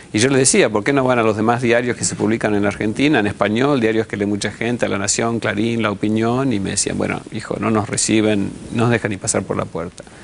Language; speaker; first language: Spanish; early bilingual, heritage; Spanish